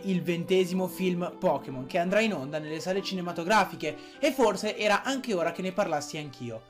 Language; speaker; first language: Italian; native; Italian